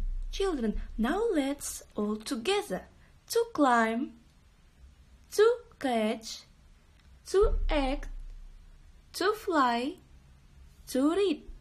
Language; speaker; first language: English; non-native, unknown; Kazakh